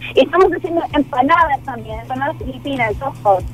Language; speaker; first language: Spanish; non-native, fluent; Filipino